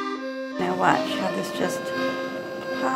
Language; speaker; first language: English; native; English